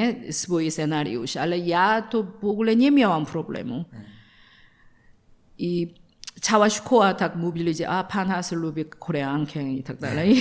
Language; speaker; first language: Polish; non-native, learner; Korean